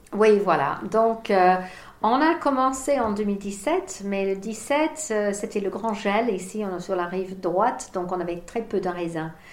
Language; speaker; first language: French; non-native, fluent; English